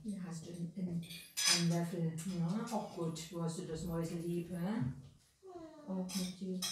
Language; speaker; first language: German; native; German